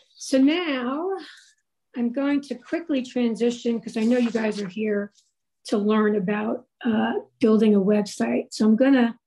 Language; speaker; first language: English; native; English